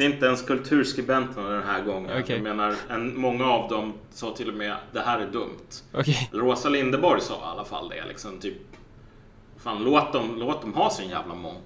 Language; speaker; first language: Swedish; native; Swedish